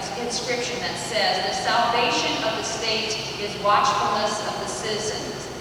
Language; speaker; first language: English; native; English